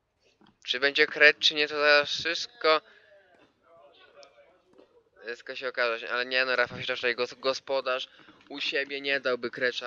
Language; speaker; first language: Polish; native; Polish